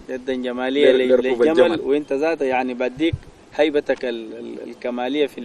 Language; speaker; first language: Arabic; native; Arabic